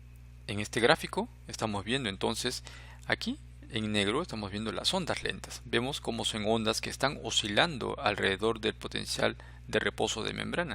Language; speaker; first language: Spanish; native; Spanish